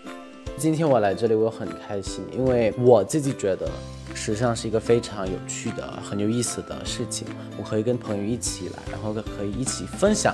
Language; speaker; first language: Chinese; non-native, fluent; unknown